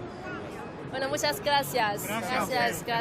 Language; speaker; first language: Spanish; non-native, fluent; Chinese